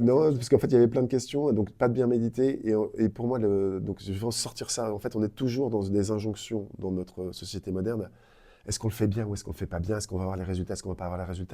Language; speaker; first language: French; native; French